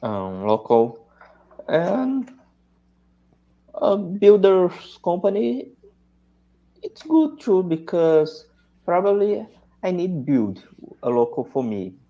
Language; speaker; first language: English; non-native, learner; Portuguese